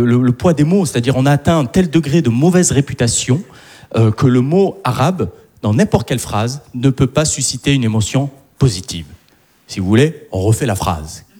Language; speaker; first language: French; non-native, local second language; Arabic